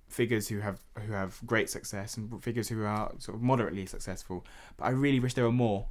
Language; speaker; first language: English; native; English